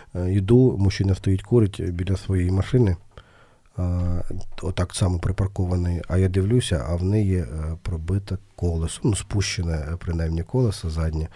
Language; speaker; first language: Ukrainian; non-native, local second language; Russian